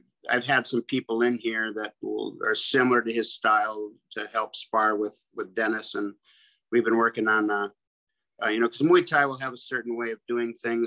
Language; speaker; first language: English; native; English